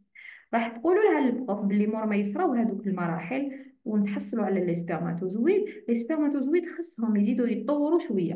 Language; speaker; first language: Arabic; native; Arabic